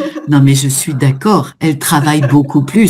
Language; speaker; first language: French; native; French